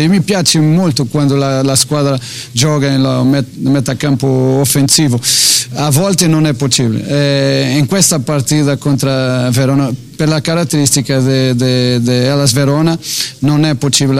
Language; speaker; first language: Italian; non-native, fluent; Portuguese